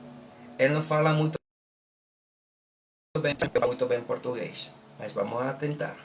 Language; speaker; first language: Portuguese; non-native, learner; Spanish